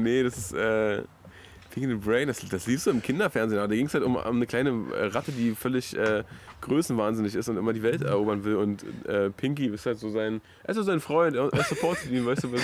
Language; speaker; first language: German; native; German